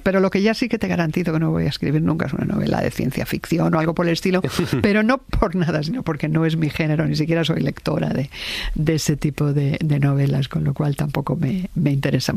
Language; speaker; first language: Spanish; native; Spanish